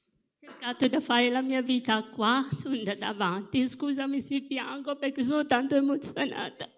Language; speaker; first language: Italian; non-native, fluent; Morisyen